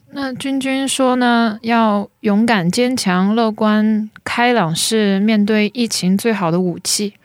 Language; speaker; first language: Chinese; native; Chinese